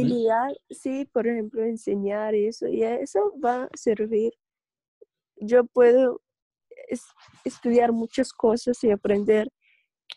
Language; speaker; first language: Spanish; non-native, learner; Russian